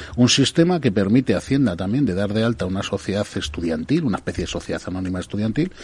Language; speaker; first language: Spanish; native; Spanish